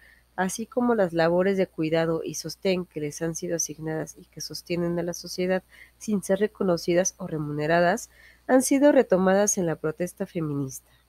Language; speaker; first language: Spanish; native; Spanish